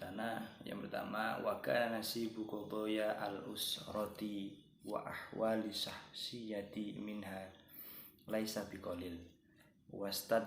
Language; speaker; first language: Arabic; non-native, learner; Indonesian